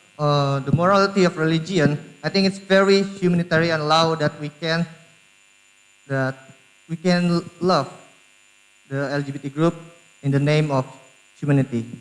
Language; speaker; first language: English; non-native, learner; Indonesian